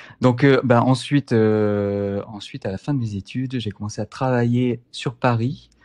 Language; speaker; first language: French; native; French